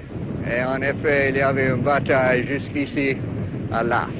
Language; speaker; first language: French; non-native, learner; English